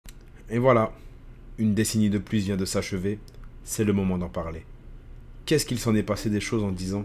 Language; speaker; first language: French; native; French